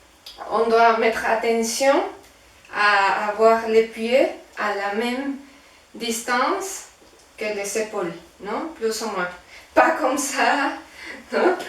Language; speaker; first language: French; non-native, fluent; Spanish